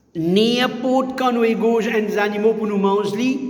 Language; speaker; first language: French; non-native, learner; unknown